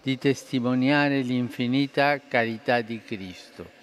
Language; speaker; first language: Italian; non-native, fluent; Spanish